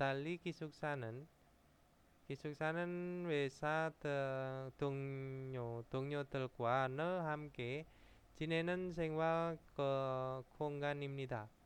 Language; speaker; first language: Korean; non-native, learner; Indonesian